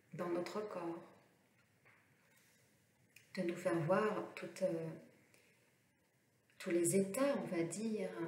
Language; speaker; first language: French; native; French